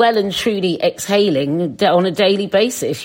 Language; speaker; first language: English; native; English